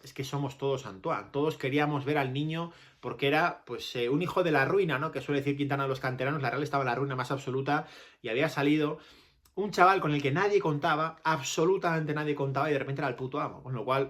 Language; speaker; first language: Spanish; native; Spanish